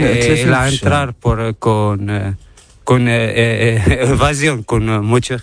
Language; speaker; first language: Spanish; non-native, learner; Arabic